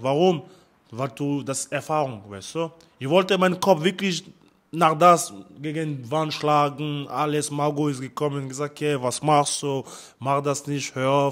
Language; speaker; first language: German; non-native, learner; French